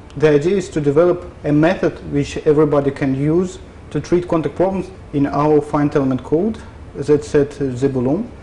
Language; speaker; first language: English; non-native, fluent; Russian